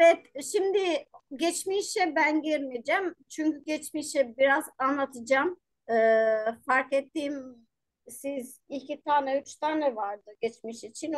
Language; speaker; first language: Turkish; non-native, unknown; Albanian